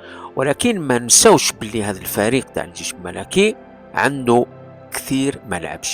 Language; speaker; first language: Arabic; non-native, local second language; Kabyle